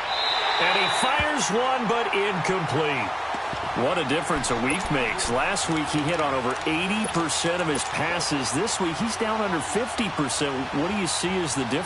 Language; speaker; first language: English; native; English